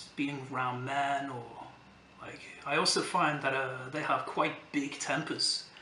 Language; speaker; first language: English; native; English